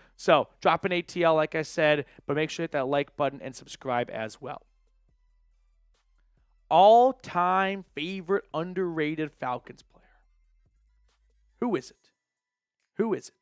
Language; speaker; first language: English; native; English